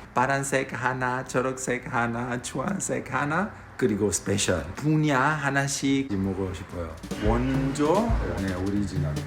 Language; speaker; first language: Korean; non-native, learner; Italian